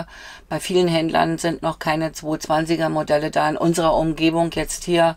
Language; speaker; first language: German; native; German